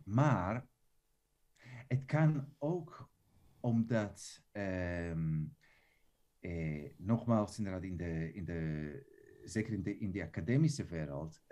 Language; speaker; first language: Dutch; non-native, fluent; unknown